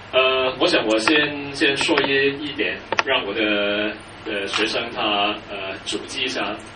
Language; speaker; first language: Chinese; non-native, local second language; Cantonese